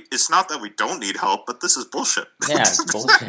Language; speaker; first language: English; non-native, fluent; Russian